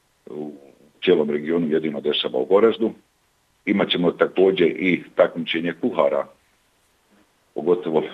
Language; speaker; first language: Bosnian; native; Bosnian